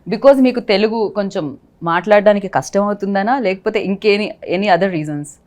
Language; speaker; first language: Telugu; native; Telugu